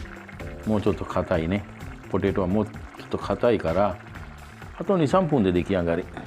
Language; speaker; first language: Japanese; non-native, fluent; Sinhala